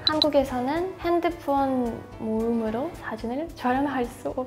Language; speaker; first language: Korean; non-native, fluent; Russian